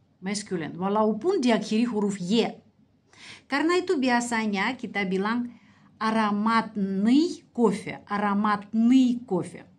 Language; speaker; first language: Indonesian; non-native, fluent; Russian